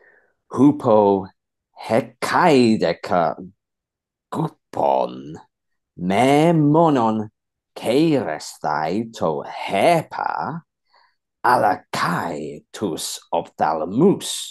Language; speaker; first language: Greek; non-native, fluent; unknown